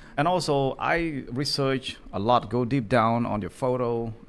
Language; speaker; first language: English; non-native, learner; Khmer